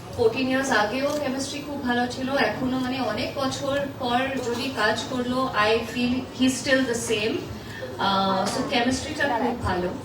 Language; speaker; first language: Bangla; non-native, learner; Hindi